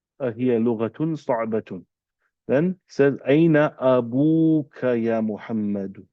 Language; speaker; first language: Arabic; non-native, fluent; English